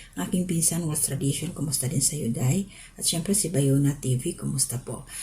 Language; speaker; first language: Filipino; non-native, local second language; Waray